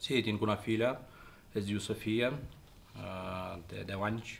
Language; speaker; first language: Catalan; non-native, learner; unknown